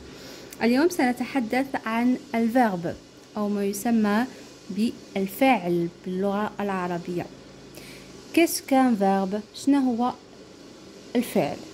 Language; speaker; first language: Arabic; native; Arabic